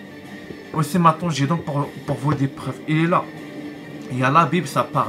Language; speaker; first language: French; non-native, learner; Arabic